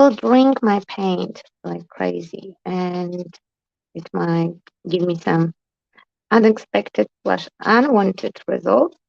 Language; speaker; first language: English; non-native, fluent; Polish